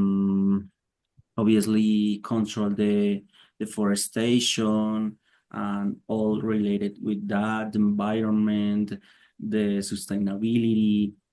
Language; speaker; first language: English; non-native, learner; Spanish